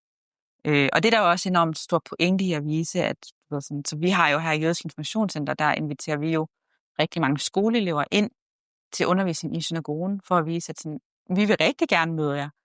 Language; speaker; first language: Danish; native; Danish